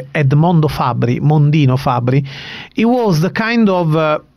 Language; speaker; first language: English; non-native, fluent; Italian